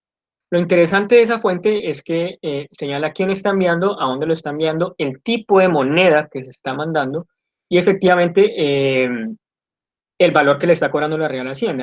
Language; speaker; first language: Spanish; native; Spanish